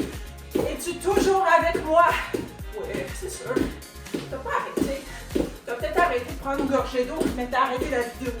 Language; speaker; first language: French; native; French